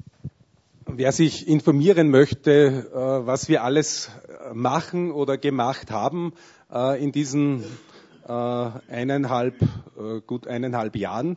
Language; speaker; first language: German; native; German